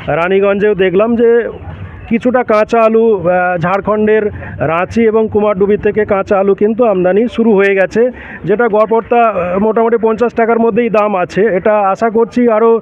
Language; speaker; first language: Bangla; native; Bangla